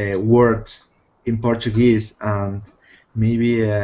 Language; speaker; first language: English; non-native, fluent; Spanish